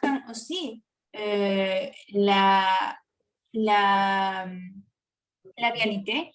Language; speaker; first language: French; non-native, learner; Spanish